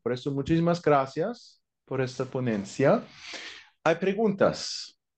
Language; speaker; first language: Spanish; non-native, fluent; German